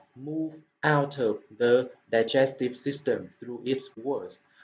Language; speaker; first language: English; non-native, fluent; Vietnamese